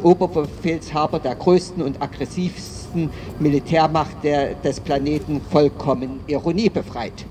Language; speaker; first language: German; native; German